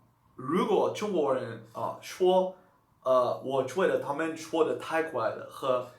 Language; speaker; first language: Chinese; non-native, learner; Dutch